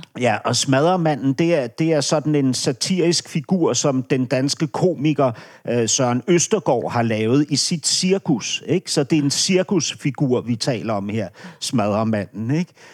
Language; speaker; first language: Danish; native; Danish